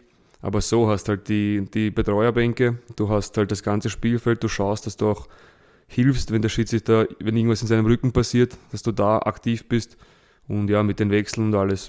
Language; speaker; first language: German; early bilingual, other home language; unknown